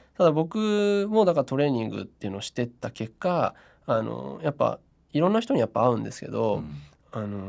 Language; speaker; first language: Japanese; native; Japanese